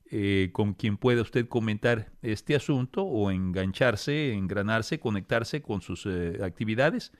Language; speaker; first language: Spanish; native; Spanish